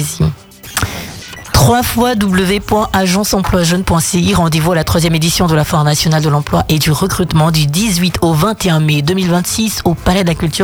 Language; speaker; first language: French; native; French